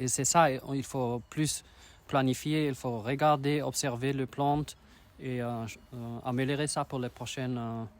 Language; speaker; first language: French; non-native, learner; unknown